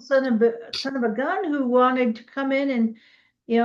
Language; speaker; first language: English; native; English